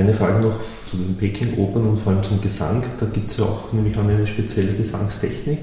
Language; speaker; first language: German; native; German